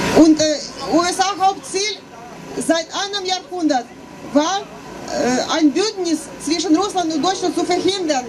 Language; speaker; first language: German; non-native, fluent; Russian